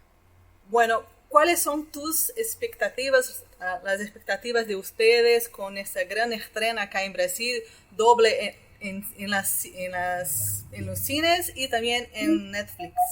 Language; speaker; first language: Spanish; non-native, fluent; Portuguese